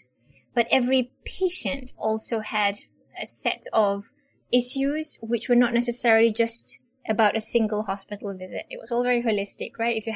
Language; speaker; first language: English; non-native, local second language; Malay